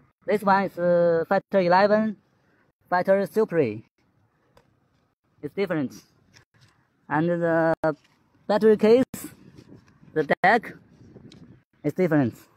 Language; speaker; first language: English; non-native, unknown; Chinese